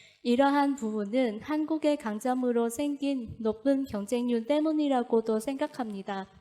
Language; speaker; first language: Korean; non-native, fluent; Vietnamese